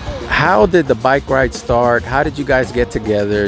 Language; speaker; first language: English; native; English